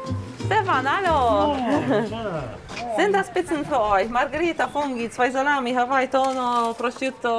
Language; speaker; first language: German; non-native, fluent; Polish